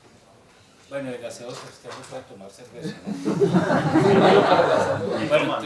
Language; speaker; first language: Spanish; native; Spanish